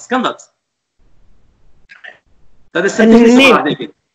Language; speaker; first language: Dutch; non-native, fluent; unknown